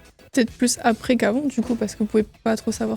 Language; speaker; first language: French; native; French